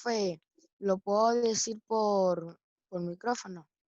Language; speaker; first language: Spanish; native; Spanish